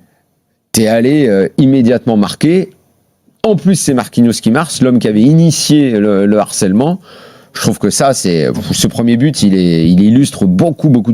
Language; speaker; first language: French; native; French